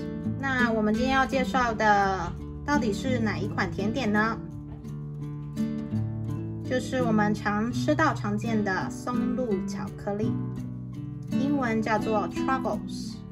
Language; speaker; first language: Chinese; native; Chinese